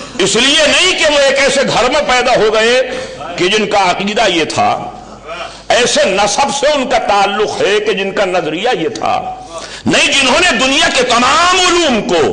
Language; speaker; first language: Urdu; native; Urdu